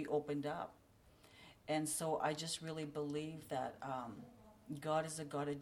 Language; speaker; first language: English; native; English